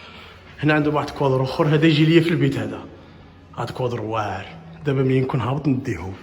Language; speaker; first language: Arabic; native; Arabic